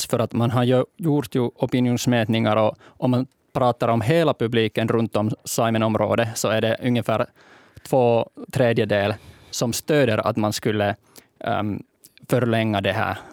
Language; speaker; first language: Swedish; native; Swedish